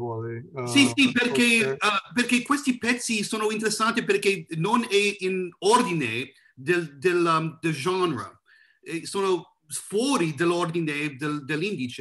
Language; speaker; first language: Italian; non-native, learner; English